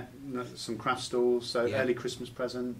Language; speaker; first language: English; native; English